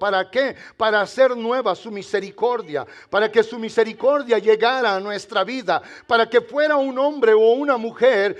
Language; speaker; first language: Spanish; native; Spanish